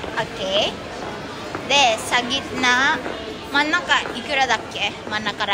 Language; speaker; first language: Japanese; early bilingual, other home language; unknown